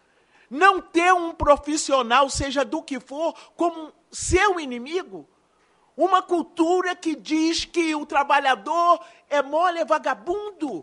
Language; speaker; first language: Portuguese; native; Portuguese